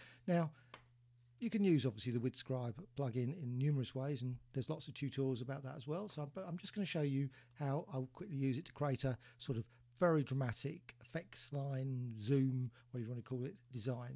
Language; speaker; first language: English; native; English